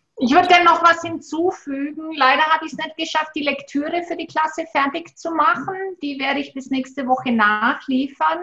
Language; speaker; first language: German; native; German